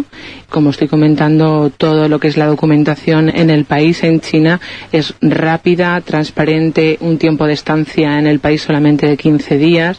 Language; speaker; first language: Spanish; native; Spanish